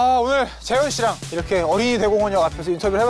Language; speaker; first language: Korean; native; Korean